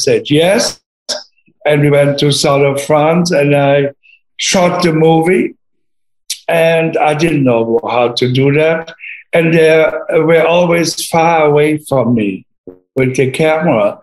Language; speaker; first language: English; non-native, fluent; German